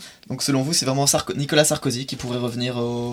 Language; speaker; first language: French; native; French